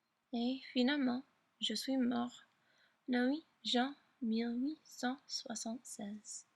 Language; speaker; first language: French; non-native, learner; English